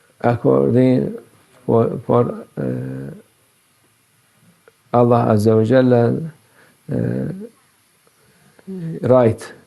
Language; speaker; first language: English; non-native, learner; Turkish